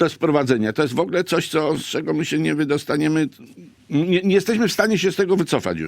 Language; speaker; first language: Polish; native; Polish